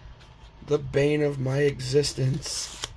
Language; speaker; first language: English; native; English